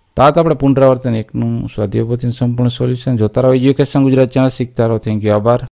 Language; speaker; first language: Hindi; non-native, local second language; Gujarati